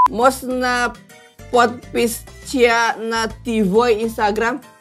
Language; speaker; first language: Russian; non-native, learner; Indonesian